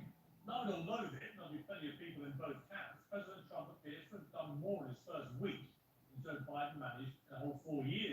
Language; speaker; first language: English; native; English